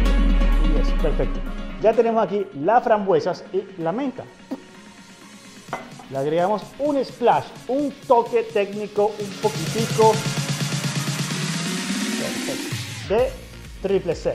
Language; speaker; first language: Spanish; native; Spanish